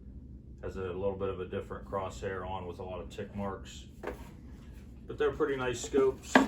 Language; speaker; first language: English; native; English